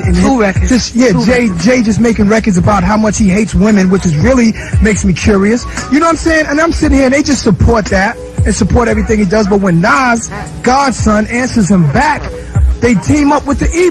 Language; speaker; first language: English; native; English